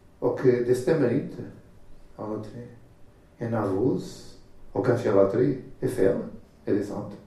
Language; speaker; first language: Swedish; non-native, fluent; Portuguese